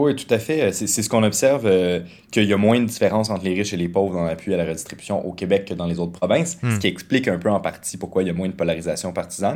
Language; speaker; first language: French; native; French